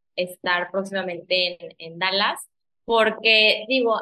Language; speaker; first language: Spanish; early bilingual, heritage; Spanish